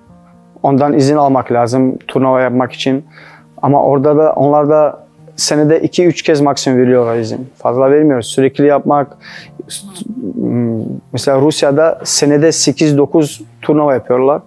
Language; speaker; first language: Turkish; non-native, learner; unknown